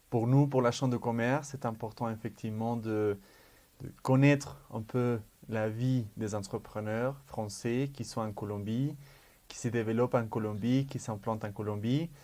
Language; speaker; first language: French; non-native, fluent; Spanish